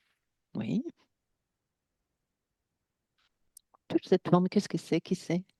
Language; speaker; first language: French; native; French